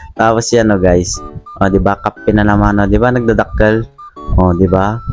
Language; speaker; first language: Filipino; non-native, local second language; Iloko